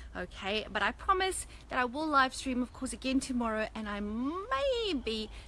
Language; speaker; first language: English; native; English